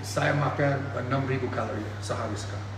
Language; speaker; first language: Indonesian; non-native, fluent; English